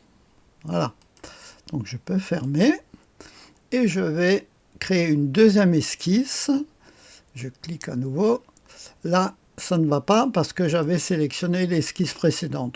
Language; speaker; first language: French; native; French